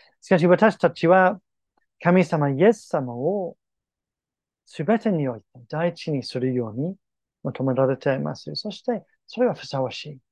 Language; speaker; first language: Japanese; non-native, fluent; English